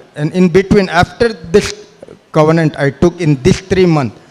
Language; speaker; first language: English; non-native, local second language; Malayalam